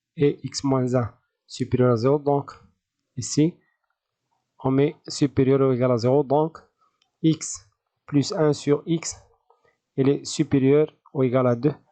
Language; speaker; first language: French; non-native, local second language; Arabic